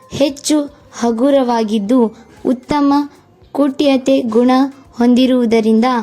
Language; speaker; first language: Kannada; native; Kannada